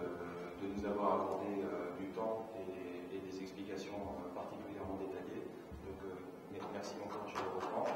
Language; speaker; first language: French; native; French